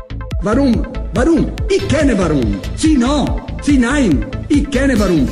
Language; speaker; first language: German; non-native, learner; Italian